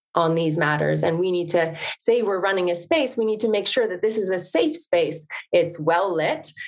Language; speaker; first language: English; native; English